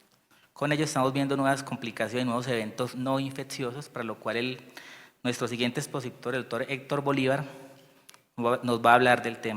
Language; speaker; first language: Spanish; native; Spanish